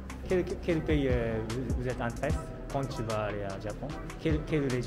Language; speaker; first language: French; non-native, learner; Japanese